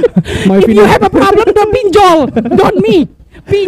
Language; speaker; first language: English; non-native, learner; Indonesian